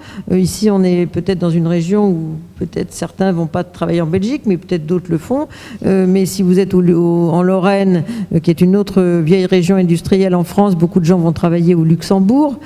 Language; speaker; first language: French; native; French